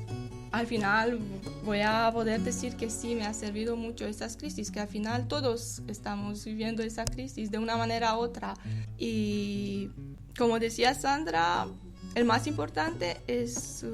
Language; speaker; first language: Spanish; non-native, fluent; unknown